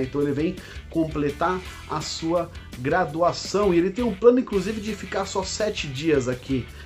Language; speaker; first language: Portuguese; native; Portuguese